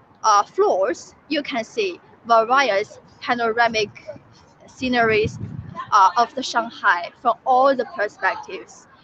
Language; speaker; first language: English; non-native, fluent; Chinese